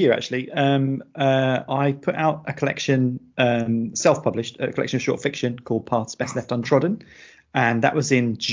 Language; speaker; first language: English; native; English